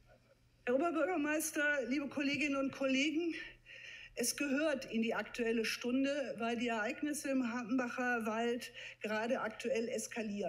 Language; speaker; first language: German; native; German